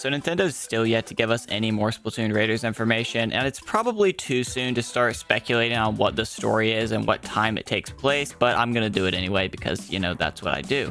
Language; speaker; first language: English; native; English